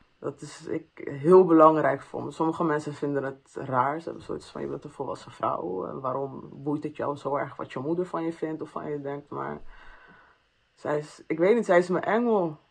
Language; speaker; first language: Dutch; early bilingual, other home language; Persian